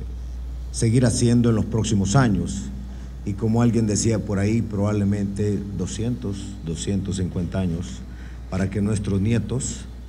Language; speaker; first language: Spanish; native; Spanish